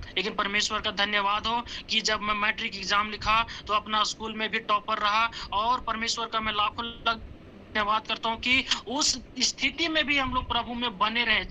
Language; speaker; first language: Hindi; native; Hindi